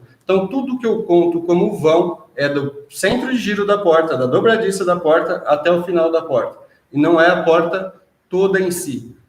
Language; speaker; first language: Portuguese; native; Portuguese